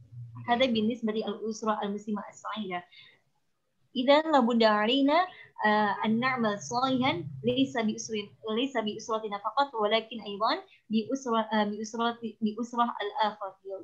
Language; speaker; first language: Arabic; non-native, learner; Indonesian